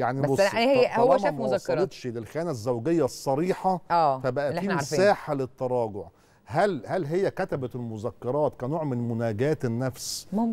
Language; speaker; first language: Arabic; native; Arabic